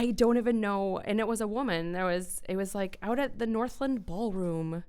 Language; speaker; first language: English; native; English